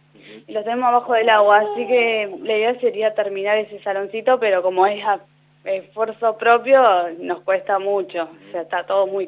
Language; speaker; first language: Spanish; native; Spanish